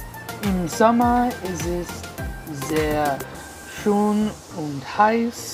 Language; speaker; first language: German; non-native, learner; English